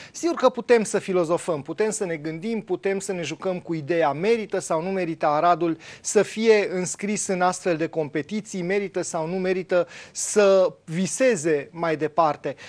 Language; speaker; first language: Romanian; native; Romanian